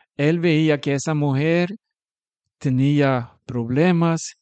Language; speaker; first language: Spanish; non-native, fluent; Swedish